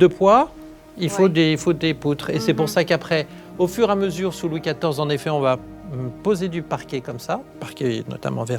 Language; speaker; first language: French; native; French